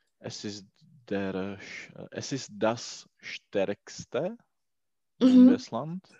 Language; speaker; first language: German; non-native, learner; Czech